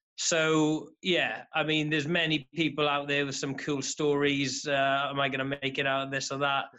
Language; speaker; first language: English; native; English